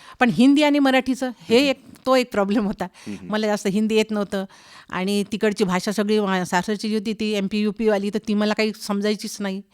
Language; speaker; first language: Marathi; non-native, local second language; Hindi